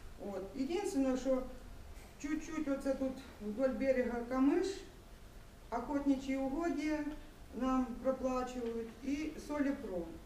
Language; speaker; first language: Russian; non-native, local second language; Ukrainian